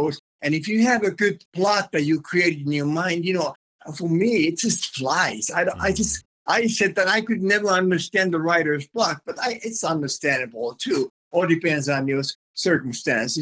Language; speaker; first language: English; non-native, fluent; Finnish